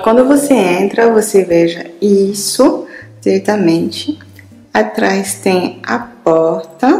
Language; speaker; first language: Portuguese; non-native, fluent; French